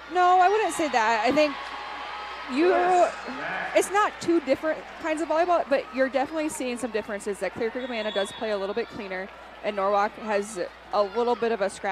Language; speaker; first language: English; native; English